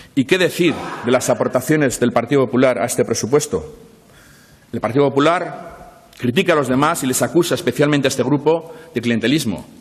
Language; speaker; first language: Spanish; native; Spanish